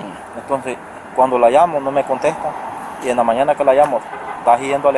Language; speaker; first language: Spanish; native; Spanish